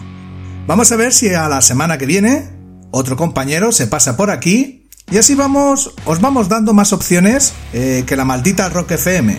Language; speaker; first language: Spanish; native; Spanish